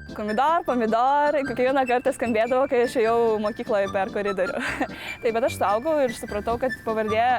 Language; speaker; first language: Lithuanian; non-native, local second language; Polish